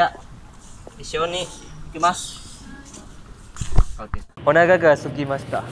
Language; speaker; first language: Japanese; non-native, learner; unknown